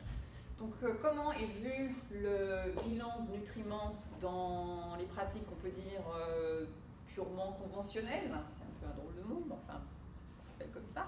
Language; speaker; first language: French; native; French